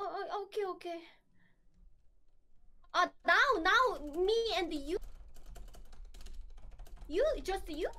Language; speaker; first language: English; non-native, learner; Korean